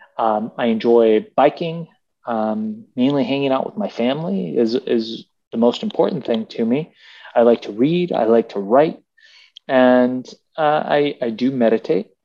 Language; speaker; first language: English; early bilingual, other home language; Persian